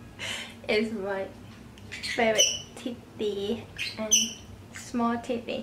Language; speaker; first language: English; non-native, learner; Thai